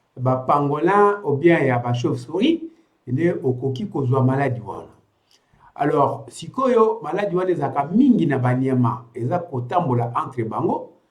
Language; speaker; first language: Lingala; non-native, local second language; Kongo